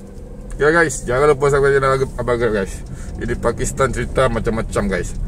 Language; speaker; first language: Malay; non-native, local second language; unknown